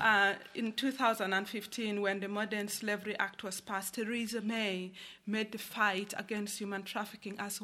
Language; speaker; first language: English; non-native, local second language; Acoli